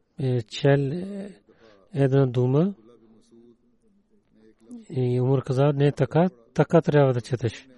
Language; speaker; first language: Bulgarian; non-native, fluent; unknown